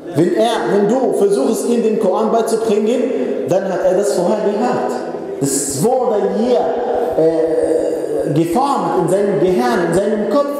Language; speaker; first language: German; non-native, fluent; Arabic